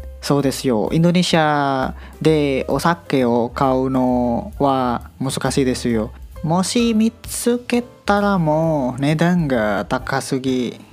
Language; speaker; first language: Japanese; non-native, learner; Indonesian